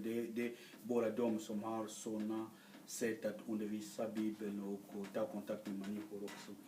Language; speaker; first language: Swedish; non-native, fluent; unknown